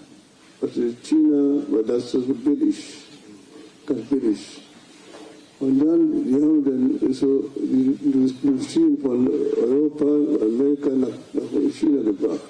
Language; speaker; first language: German; non-native, fluent; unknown